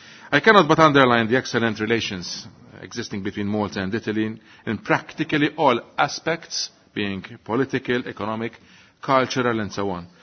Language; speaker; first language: English; non-native, local second language; Maltese